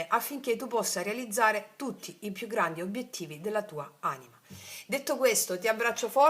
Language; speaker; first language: Italian; native; Italian